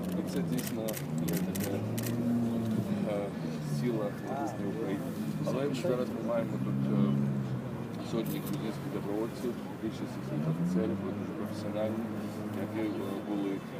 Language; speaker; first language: Ukrainian; non-native, learner; Georgian